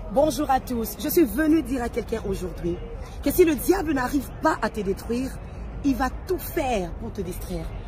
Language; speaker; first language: French; non-native, local second language; Lingala